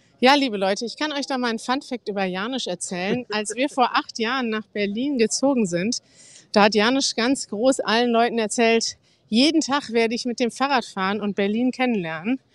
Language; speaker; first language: German; native; German